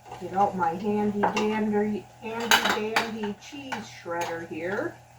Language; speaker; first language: English; native; English